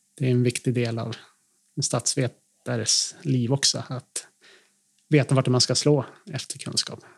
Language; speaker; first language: Swedish; native; Swedish